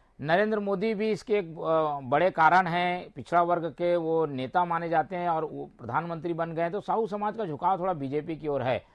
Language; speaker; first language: Hindi; native; Hindi